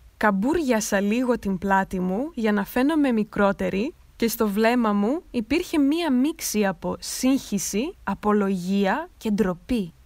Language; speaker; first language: Greek; native; Greek